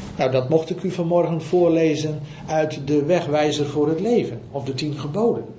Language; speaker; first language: Dutch; native; Dutch